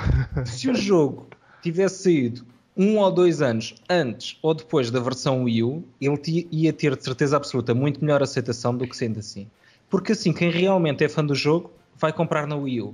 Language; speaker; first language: Portuguese; native; Portuguese